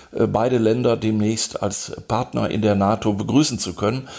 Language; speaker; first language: German; native; German